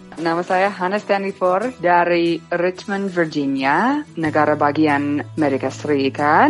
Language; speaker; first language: Indonesian; non-native, fluent; English